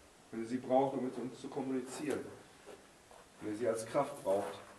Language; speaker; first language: German; native; German